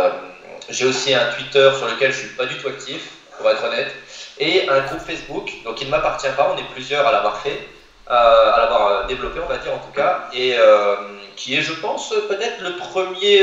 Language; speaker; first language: French; native; French